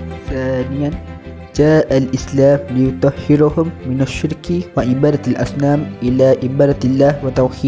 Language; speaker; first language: Arabic; non-native, learner; Malay